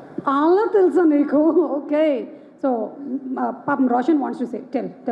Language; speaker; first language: Telugu; native; Telugu